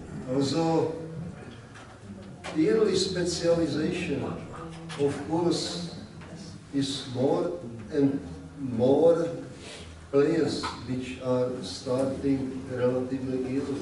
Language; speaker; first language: English; non-native, learner; Czech